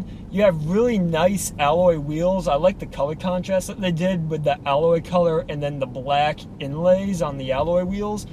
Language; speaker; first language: English; native; English